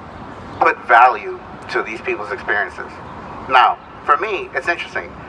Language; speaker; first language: English; early bilingual, other home language; Spanish